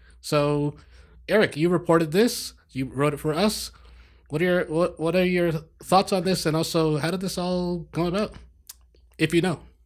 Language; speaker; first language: English; native; English